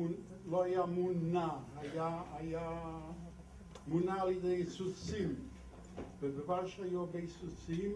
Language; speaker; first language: Hebrew; non-native, fluent; Polish